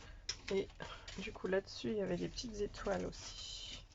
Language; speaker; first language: French; native; French